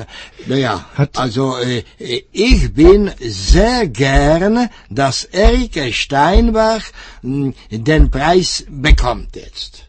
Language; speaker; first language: German; non-native, fluent; Czech